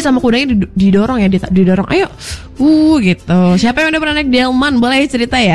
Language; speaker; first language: Indonesian; native; Indonesian